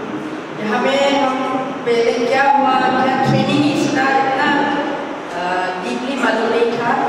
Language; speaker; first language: Hindi; non-native, local second language; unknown